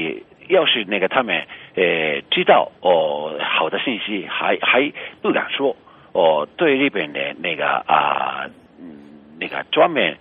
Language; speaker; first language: Chinese; non-native, fluent; Japanese